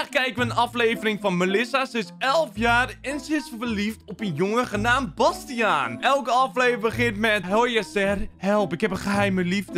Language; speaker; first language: Dutch; native; Dutch